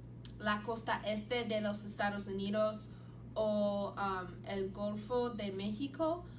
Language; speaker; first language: Spanish; non-native, learner; English